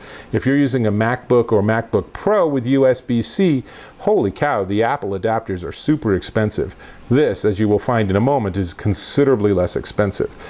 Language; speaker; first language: English; native; English